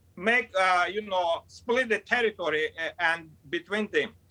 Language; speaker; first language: English; non-native, fluent; Azerbaijani